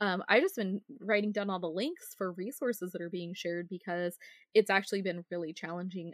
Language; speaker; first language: English; native; English